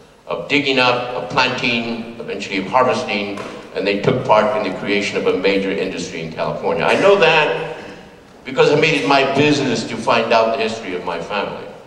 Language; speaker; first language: English; early bilingual, other home language; Spanish